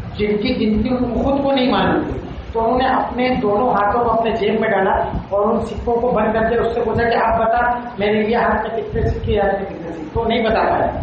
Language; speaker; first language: Urdu; native; Urdu